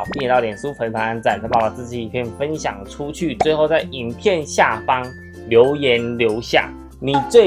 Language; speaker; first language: Chinese; native; Chinese